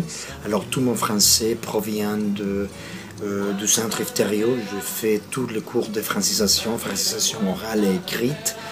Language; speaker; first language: French; non-native, fluent; Spanish